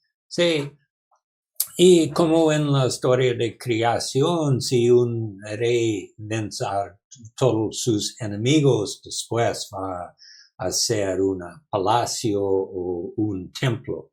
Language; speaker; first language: Spanish; non-native, learner; English